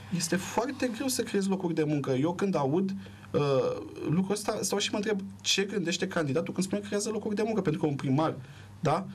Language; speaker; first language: Romanian; native; Romanian